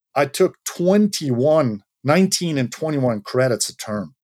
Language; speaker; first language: English; non-native, fluent; Dutch